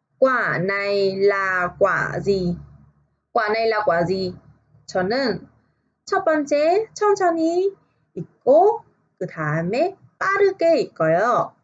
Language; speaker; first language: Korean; non-native, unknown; Vietnamese